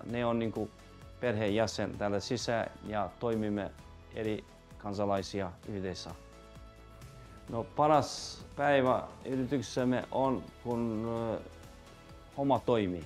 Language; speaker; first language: Finnish; non-native, learner; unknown